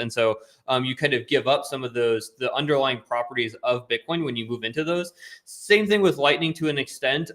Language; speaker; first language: English; native; English